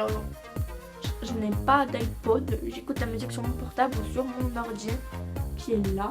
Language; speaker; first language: French; native; French